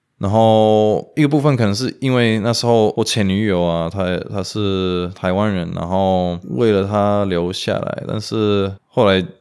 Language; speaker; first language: Chinese; non-native, fluent; Romanian